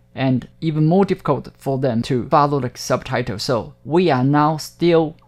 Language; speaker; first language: English; non-native, fluent; Hakka Chinese